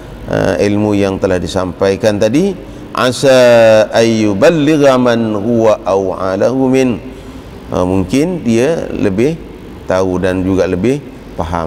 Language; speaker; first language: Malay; native; Malay